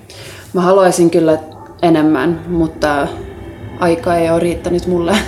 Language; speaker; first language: Finnish; non-native, local second language; Swedish